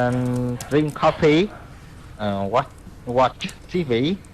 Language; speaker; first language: English; non-native, learner; Vietnamese